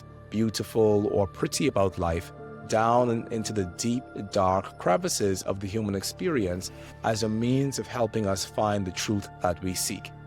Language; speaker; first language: English; native; English